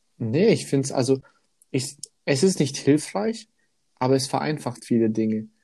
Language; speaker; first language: German; early bilingual, other home language; Italian